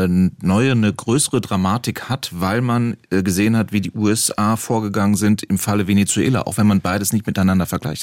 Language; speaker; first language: German; native; German